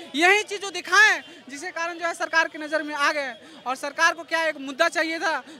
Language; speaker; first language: Hindi; native; Hindi